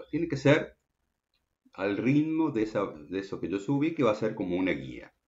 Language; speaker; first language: Spanish; native; Spanish